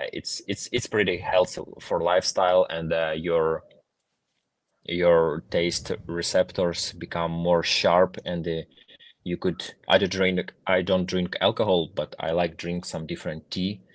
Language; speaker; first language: English; non-native, fluent; Ukrainian